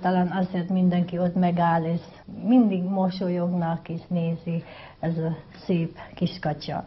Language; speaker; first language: Hungarian; non-native, learner; Filipino